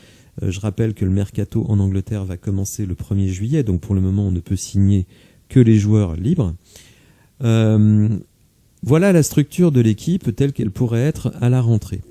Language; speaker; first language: French; native; French